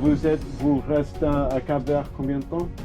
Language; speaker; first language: French; non-native, fluent; English